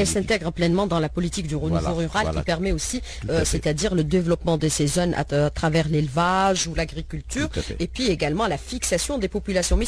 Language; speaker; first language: French; non-native, local second language; Arabic